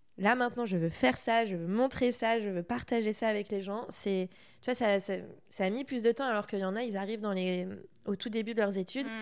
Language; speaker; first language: French; native; French